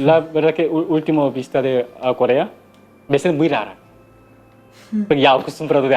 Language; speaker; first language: Spanish; non-native, learner; Korean